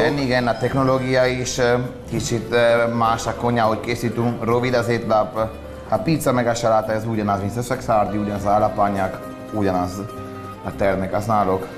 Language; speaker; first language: Hungarian; non-native, learner; Italian